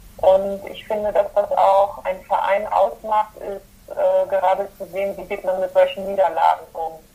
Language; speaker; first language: German; early bilingual, other home language; Polish